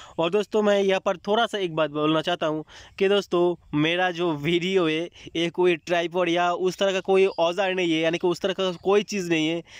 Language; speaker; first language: Hindi; non-native, local second language; Bangla